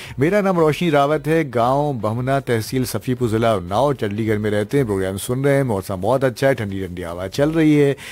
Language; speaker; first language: Hindi; native; Hindi